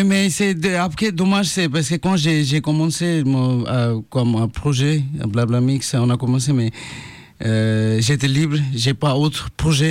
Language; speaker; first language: French; non-native, learner; Bangla